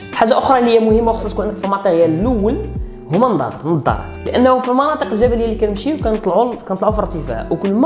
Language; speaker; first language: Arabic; native; Arabic